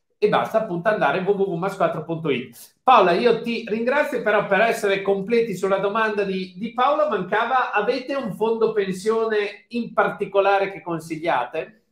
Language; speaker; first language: Italian; native; Italian